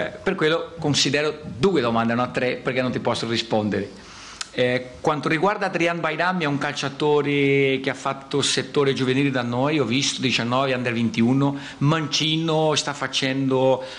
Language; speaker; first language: Italian; non-native, fluent; Portuguese